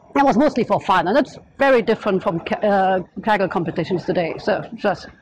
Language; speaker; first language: English; non-native, fluent; German